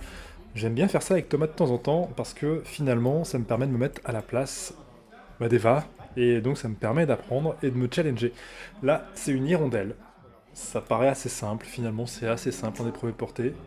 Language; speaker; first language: French; native; French